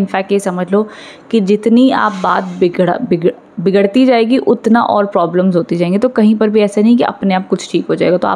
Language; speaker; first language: Hindi; native; Hindi